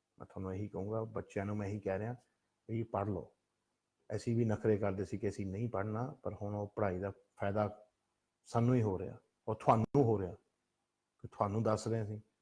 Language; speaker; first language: Punjabi; early bilingual, heritage; Punjabi